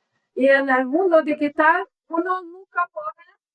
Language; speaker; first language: Spanish; non-native, learner; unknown